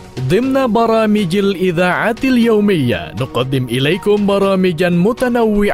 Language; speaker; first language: Arabic; non-native, fluent; Indonesian